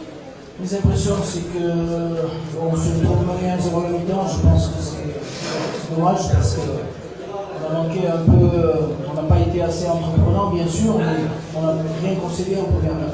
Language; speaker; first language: French; native; French